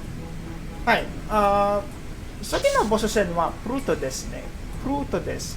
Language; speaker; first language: Japanese; non-native, learner; Filipino